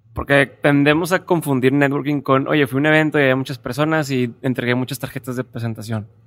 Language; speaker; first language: Spanish; native; Spanish